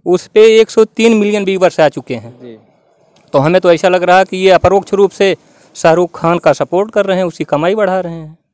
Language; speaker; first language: Hindi; native; Hindi